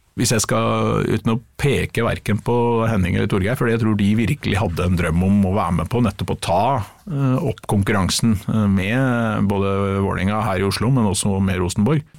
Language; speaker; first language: Norwegian; native; Norwegian